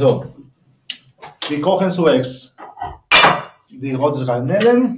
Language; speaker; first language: German; non-native, learner; Spanish